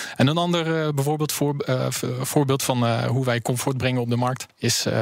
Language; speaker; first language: Dutch; early bilingual, heritage; Dutch